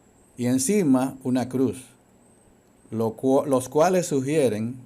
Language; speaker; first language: Spanish; native; Spanish